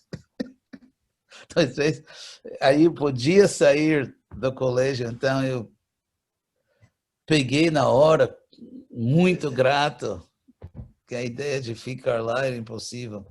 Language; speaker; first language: Portuguese; non-native, fluent; English